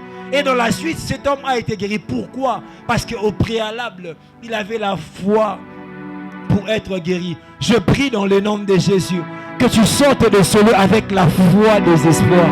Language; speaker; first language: French; non-native, local second language; Lingala